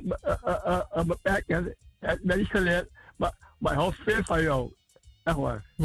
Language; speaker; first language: Dutch; non-native, learner; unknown